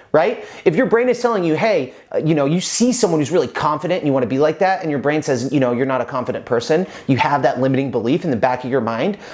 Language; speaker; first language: English; native; English